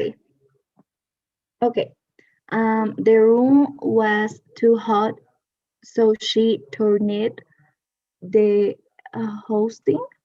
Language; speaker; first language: English; non-native, learner; Spanish